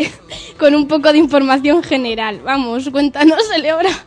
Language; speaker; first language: Spanish; native; Spanish